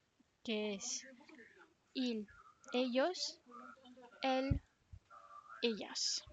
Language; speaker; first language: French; non-native, fluent; Spanish